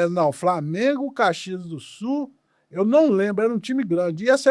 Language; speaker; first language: Portuguese; native; Portuguese